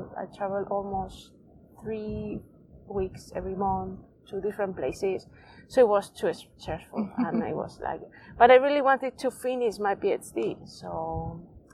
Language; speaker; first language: English; non-native, fluent; Spanish